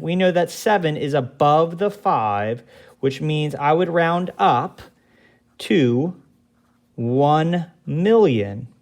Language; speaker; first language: English; native; English